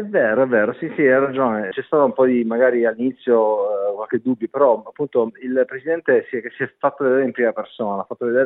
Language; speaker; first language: Italian; native; Italian